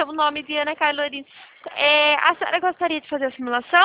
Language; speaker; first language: Portuguese; native; Portuguese